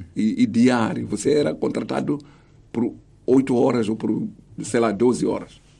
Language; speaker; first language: Portuguese; non-native, local second language; Tsonga